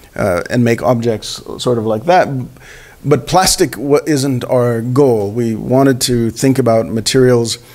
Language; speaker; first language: English; native; English